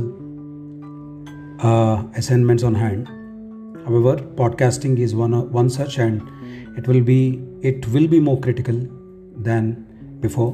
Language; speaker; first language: English; non-native, local second language; Telugu